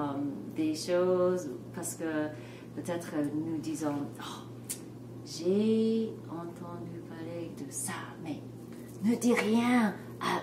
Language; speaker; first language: French; non-native, fluent; English